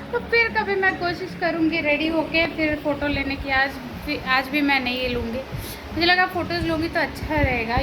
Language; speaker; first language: Hindi; non-native, local second language; Telugu